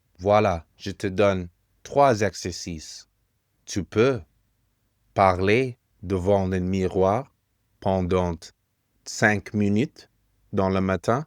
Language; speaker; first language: French; non-native, fluent; English